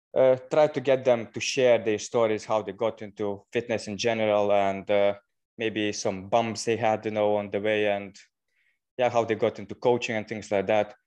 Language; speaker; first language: English; non-native, fluent; Lithuanian